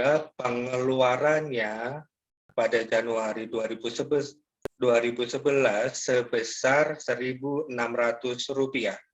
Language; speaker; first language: Indonesian; native; Indonesian